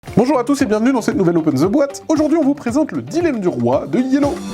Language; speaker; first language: French; native; French